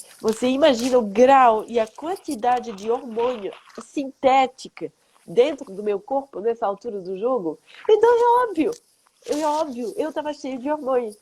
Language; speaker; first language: Portuguese; non-native, fluent; French